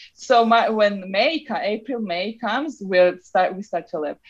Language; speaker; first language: English; non-native, fluent; Serbian